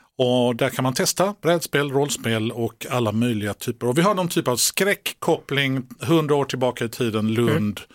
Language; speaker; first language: Swedish; native; Swedish